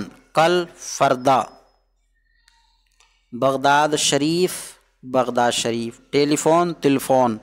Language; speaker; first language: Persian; non-native, fluent; Urdu